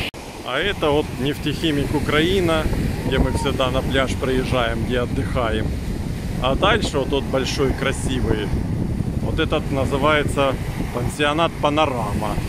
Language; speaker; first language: Russian; native; Russian